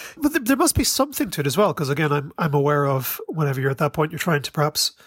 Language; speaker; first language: English; native; English